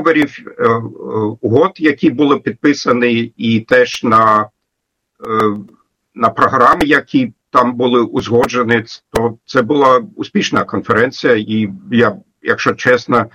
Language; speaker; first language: Ukrainian; non-native, fluent; German